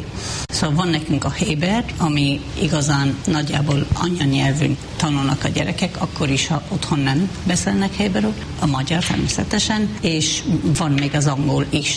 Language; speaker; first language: Hungarian; non-native, fluent; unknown